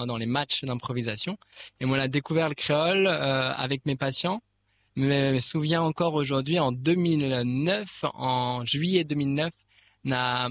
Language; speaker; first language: French; native; French